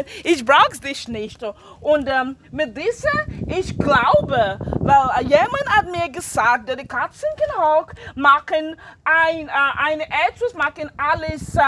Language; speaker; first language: German; non-native, learner; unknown